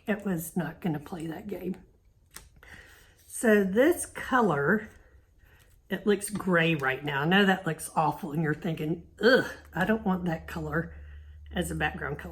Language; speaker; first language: English; native; English